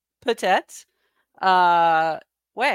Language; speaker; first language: French; non-native, learner; English